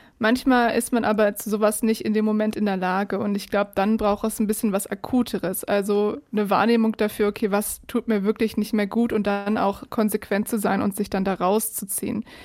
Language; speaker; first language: German; native; German